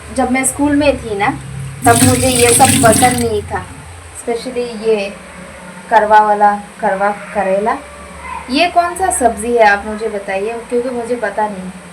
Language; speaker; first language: Hindi; non-native, local second language; Bangla